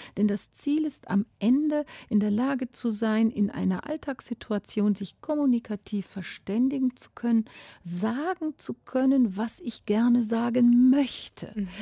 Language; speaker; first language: German; native; German